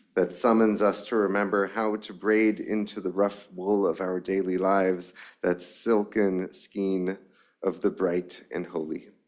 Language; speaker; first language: English; native; English